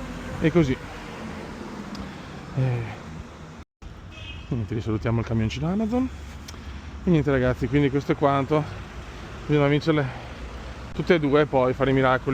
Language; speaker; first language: Italian; native; Italian